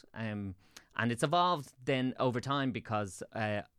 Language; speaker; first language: English; native; English